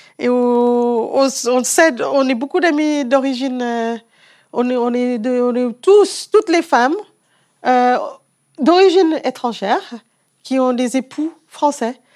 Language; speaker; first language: French; non-native, fluent; English